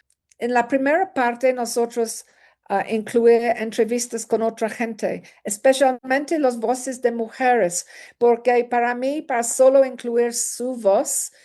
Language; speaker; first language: Spanish; non-native, learner; English